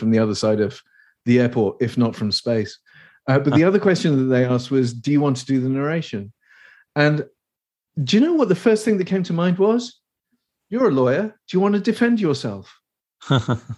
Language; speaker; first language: English; native; English